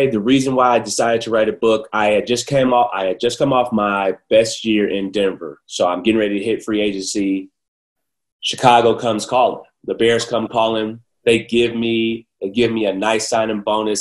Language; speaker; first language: English; native; English